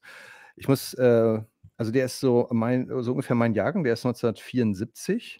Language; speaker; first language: German; native; German